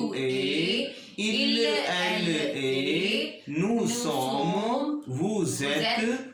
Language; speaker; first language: French; non-native, learner; Hindi